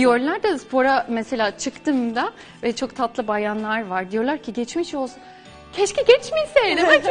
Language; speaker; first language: Turkish; non-native, fluent; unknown